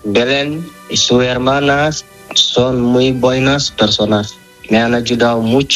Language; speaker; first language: Spanish; non-native, fluent; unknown